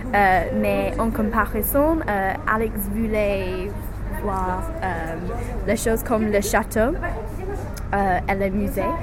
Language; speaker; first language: French; non-native, learner; English